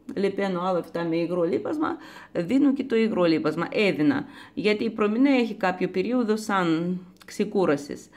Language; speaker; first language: Greek; non-native, fluent; Russian